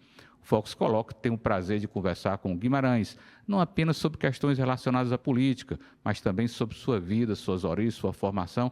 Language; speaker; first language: Portuguese; native; Portuguese